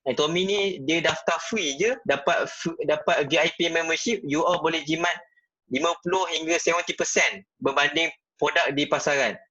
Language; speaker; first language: Malay; native; Malay